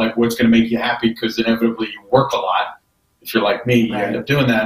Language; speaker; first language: English; native; English